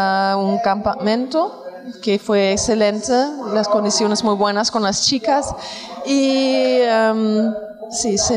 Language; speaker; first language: Spanish; non-native, fluent; German